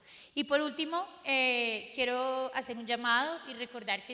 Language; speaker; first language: Spanish; native; Spanish